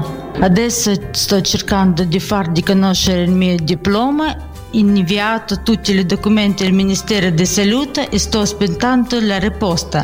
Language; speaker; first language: Italian; non-native, learner; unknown